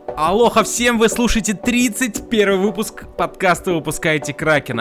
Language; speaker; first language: Russian; native; Russian